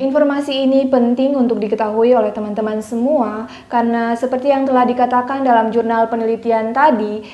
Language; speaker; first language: Indonesian; native; Indonesian